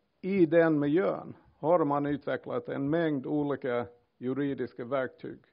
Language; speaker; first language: Swedish; non-native, fluent; English